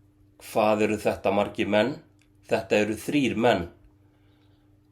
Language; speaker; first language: Icelandic; non-native, fluent; Arabic